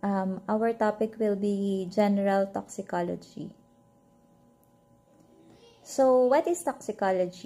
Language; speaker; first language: English; non-native, local second language; Filipino